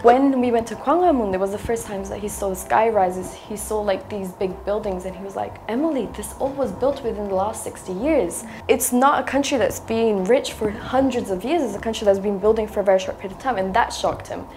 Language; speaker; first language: English; native; English